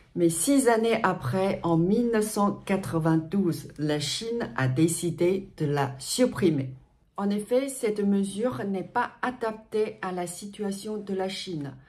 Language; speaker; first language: French; non-native, fluent; Chinese